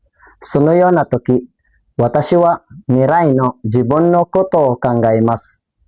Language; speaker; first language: Japanese; non-native, learner; Filipino